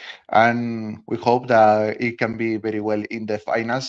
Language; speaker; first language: English; non-native, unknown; Spanish